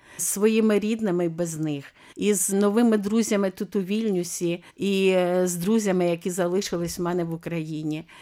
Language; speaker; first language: Ukrainian; native; Ukrainian